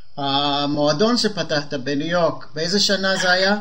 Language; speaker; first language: Hebrew; native; Hebrew